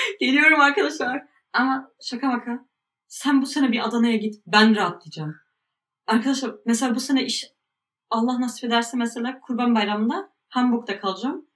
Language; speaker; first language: Turkish; early bilingual, heritage; Turkish